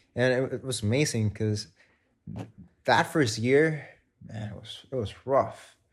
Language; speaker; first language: English; non-native, fluent; Spanish